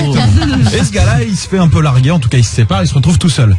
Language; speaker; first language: French; native; French